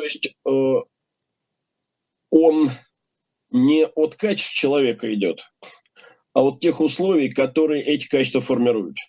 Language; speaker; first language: Russian; native; Russian